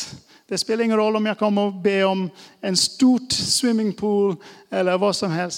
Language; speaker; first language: Swedish; non-native, fluent; English